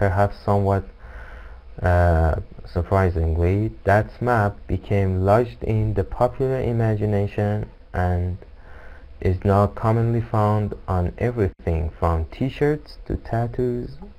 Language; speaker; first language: English; non-native, fluent; Persian